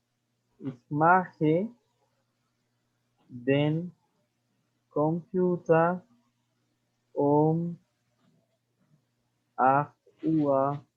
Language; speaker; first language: German; non-native, learner; Spanish